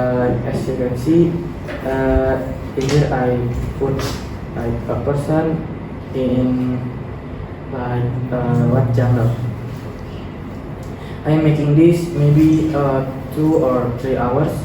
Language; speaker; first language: English; non-native, learner; Indonesian